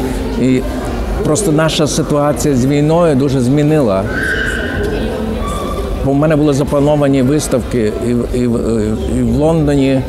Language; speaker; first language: Ukrainian; native; Ukrainian